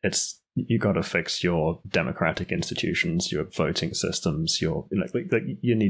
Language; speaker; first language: English; native; English